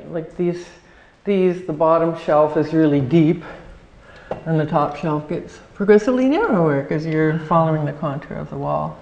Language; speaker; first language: English; native; English